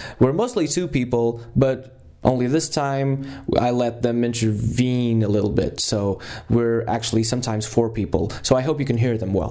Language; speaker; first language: English; non-native, fluent; Portuguese